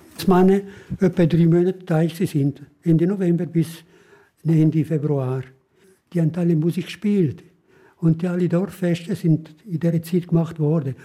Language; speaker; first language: German; non-native, local second language; Italian